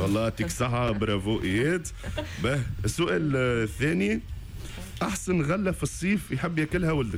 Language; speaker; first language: Arabic; native; Arabic